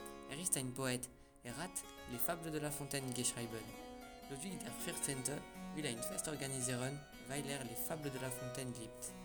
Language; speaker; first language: German; non-native, learner; French